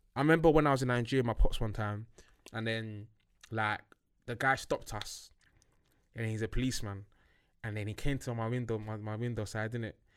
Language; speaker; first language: English; early bilingual, other home language; Yoruba